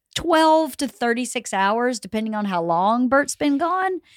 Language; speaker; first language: English; native; English